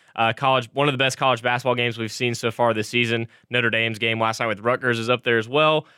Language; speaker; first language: English; native; English